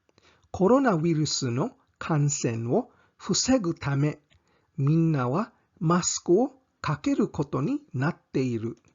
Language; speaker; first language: Japanese; non-native, fluent; English